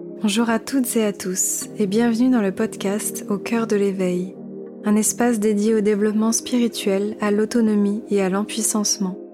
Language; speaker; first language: French; native; French